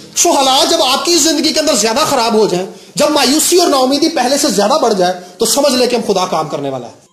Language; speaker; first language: Urdu; non-native, local second language; Punjabi